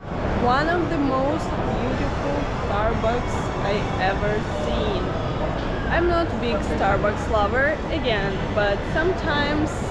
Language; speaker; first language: English; non-native, fluent; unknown